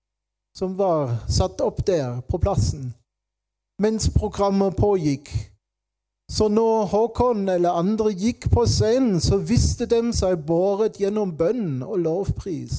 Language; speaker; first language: Norwegian; non-native, fluent; German